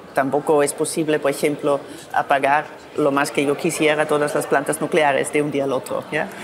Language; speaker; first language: Spanish; non-native, fluent; German